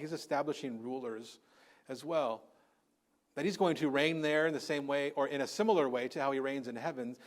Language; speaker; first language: English; native; English